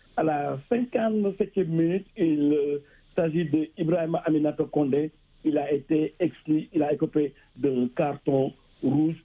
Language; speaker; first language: French; non-native, local second language; Wolof